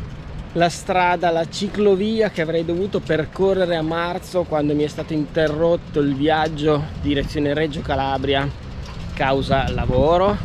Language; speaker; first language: Italian; native; Italian